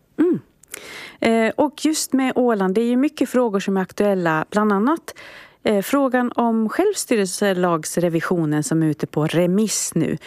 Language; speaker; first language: Swedish; native; Swedish